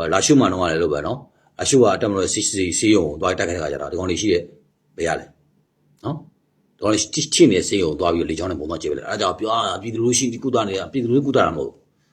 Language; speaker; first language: Burmese; native; Burmese